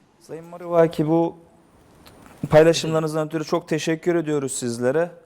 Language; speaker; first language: Turkish; native; Turkish